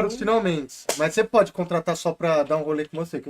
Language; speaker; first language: Portuguese; native; Portuguese